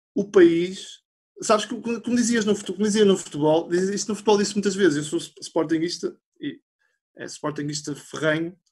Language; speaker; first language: Portuguese; native; Portuguese